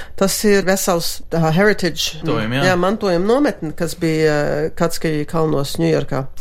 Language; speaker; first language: Latvian; early bilingual, heritage; Latvian